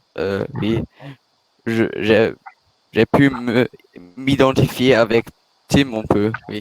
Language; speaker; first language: French; non-native, learner; German